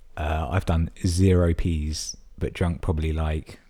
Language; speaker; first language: English; native; English